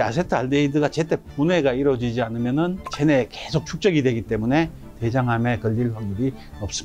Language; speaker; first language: Korean; native; Korean